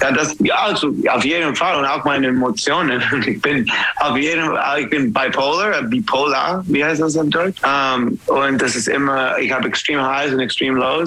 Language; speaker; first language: German; non-native, fluent; English